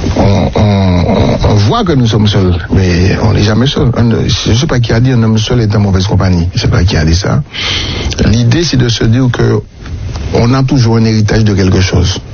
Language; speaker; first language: French; native; French